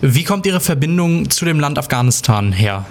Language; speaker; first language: German; native; German